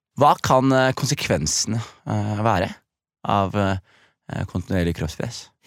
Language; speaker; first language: Norwegian; early bilingual, other home language; Somali